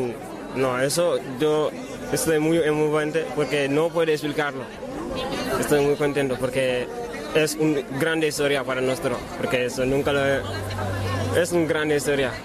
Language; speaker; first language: Spanish; non-native, learner; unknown